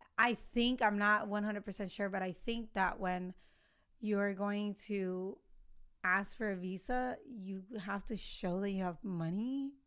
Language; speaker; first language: English; early bilingual, other home language; Spanish